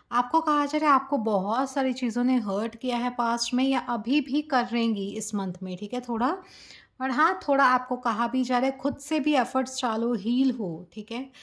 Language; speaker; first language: Hindi; native; Hindi